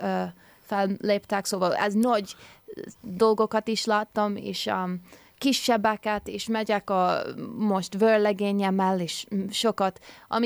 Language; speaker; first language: Hungarian; early bilingual, heritage; English